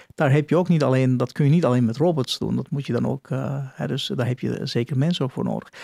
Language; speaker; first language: Dutch; non-native, fluent; Turkish